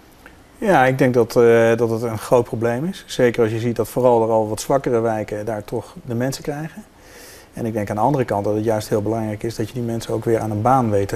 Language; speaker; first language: Dutch; native; Dutch